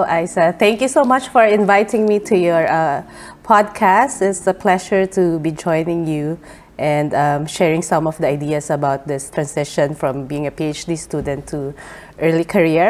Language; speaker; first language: English; non-native, local second language; Filipino